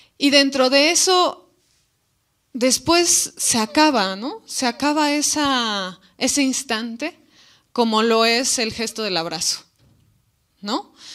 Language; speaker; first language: Spanish; native; Spanish